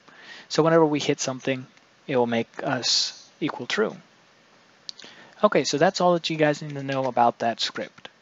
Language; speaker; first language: English; native; English